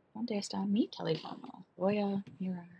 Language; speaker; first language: Spanish; non-native, learner; English